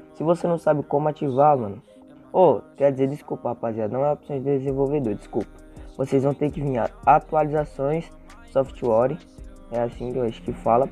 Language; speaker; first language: Portuguese; native; Portuguese